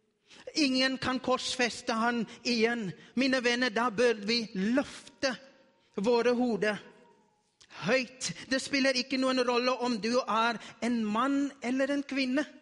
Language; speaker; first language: Norwegian; non-native, learner; Afrikaans